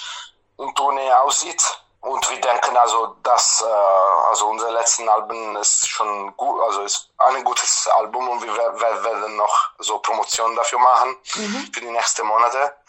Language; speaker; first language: German; non-native, fluent; Italian